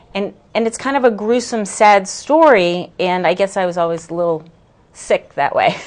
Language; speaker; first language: English; native; English